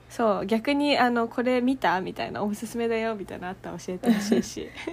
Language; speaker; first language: Japanese; native; Japanese